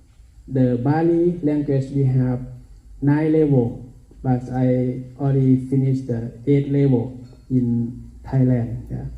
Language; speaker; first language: English; non-native, learner; Thai